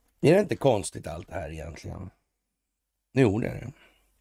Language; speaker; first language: Swedish; native; Swedish